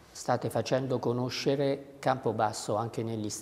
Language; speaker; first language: Italian; native; Italian